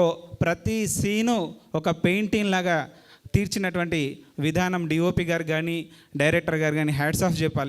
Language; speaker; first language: Telugu; native; Telugu